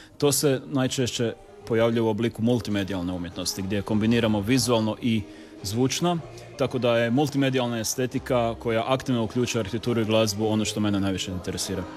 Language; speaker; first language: Croatian; native; Croatian